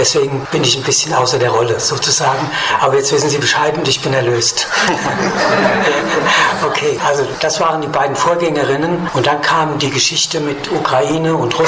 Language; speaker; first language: German; native; German